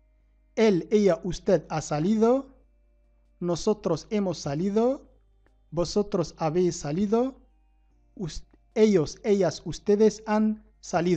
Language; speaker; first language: Spanish; non-native, fluent; Arabic